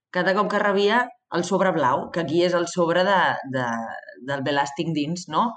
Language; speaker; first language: Catalan; native; Catalan